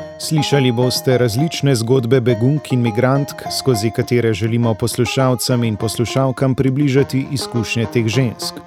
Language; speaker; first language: Slovenian; native; Slovenian